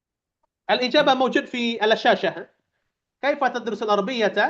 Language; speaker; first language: Arabic; non-native, fluent; Indonesian